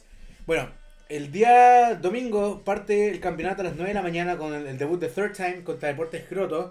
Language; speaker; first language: Spanish; native; Spanish